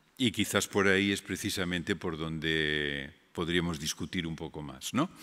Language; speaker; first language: Spanish; non-native, local second language; Catalan